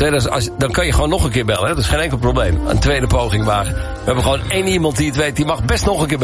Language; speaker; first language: Dutch; native; Dutch